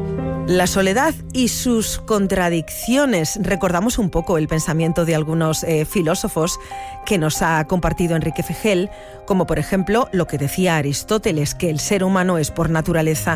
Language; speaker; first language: Spanish; native; Spanish